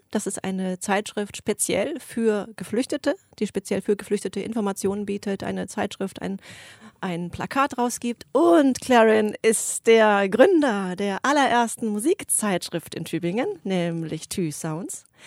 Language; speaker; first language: German; native; German